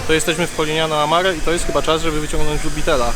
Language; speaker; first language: Polish; native; Polish